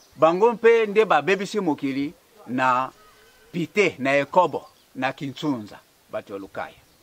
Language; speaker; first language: Lingala; non-native, local second language; Kongo